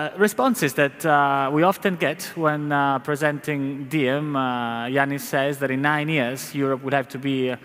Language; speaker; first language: English; non-native, fluent; Italian